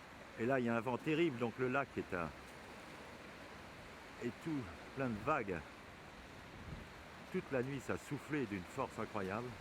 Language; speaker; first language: French; native; French